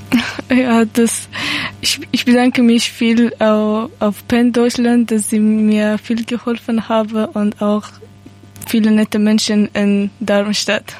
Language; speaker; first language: German; non-native, learner; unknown